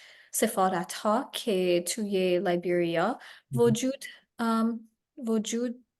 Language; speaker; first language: Persian; non-native, learner; English